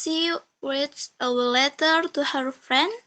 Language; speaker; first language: English; non-native, learner; Indonesian